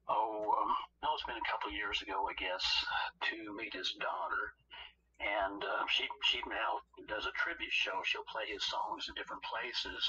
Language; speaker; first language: English; native; English